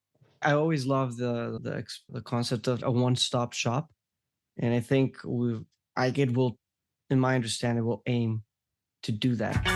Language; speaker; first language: English; non-native, fluent; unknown